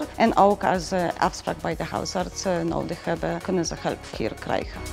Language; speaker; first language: Dutch; non-native, fluent; Polish